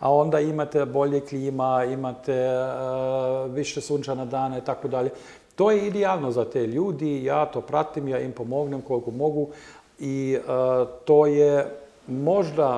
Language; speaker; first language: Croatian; non-native, learner; German